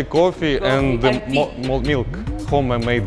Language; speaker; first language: English; non-native, learner; Russian